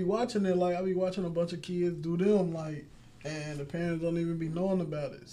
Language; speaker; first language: English; native; English